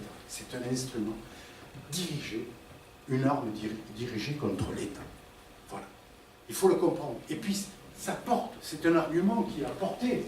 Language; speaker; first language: French; native; French